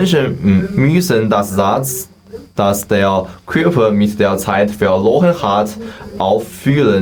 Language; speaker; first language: German; non-native, learner; Chinese